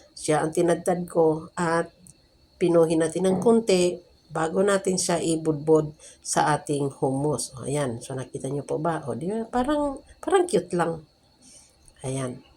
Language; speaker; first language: Filipino; native; Filipino